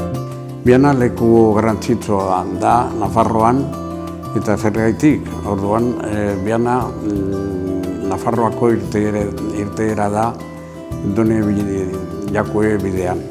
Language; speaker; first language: Basque; non-native, local second language; Spanish